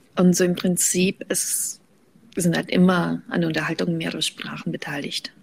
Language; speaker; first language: German; early bilingual, other home language; Russian